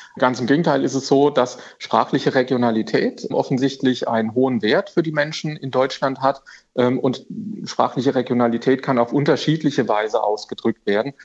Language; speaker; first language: German; native; German